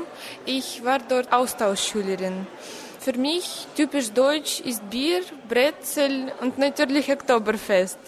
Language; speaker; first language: German; non-native, fluent; Russian